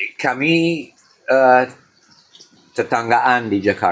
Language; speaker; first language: Indonesian; non-native, fluent; English